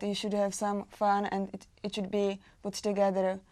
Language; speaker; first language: English; non-native, learner; Czech